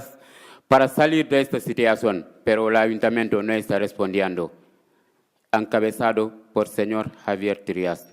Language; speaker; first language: Spanish; non-native, fluent; Wolof